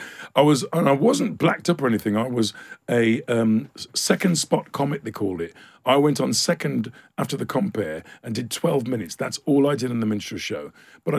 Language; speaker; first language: English; native; English